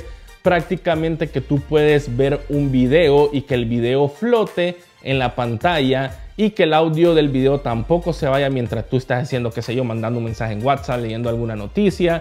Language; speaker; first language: Spanish; native; Spanish